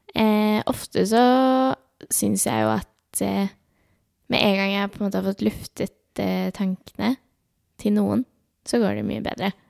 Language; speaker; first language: Norwegian; early bilingual, other home language; Urdu